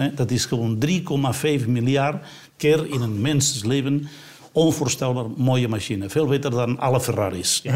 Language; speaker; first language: Dutch; non-native, fluent; Catalan